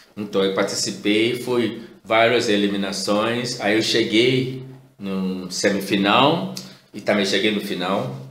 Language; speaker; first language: Portuguese; non-native, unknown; Yoruba